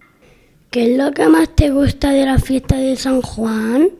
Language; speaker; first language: Spanish; native; Spanish